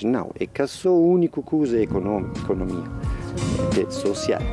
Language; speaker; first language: Portuguese; non-native, learner; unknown